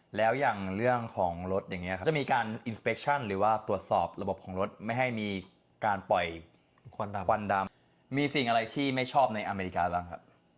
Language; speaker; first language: Thai; native; Thai